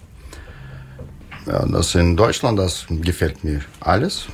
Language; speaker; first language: German; non-native, learner; Russian